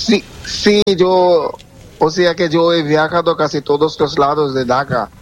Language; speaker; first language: Spanish; non-native, fluent; Bangla